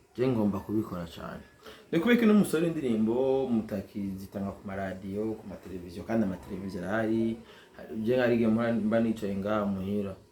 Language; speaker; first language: Rundi; native; Rundi